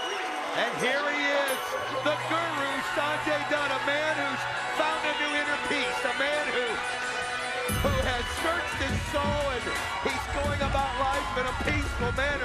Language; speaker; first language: English; native; English